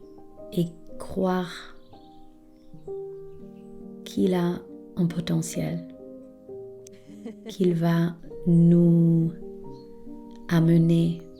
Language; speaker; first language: French; non-native, fluent; German